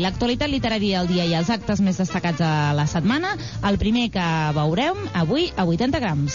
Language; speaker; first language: Catalan; native; Catalan